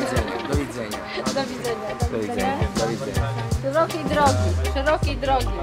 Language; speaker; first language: Polish; non-native, learner; Finnish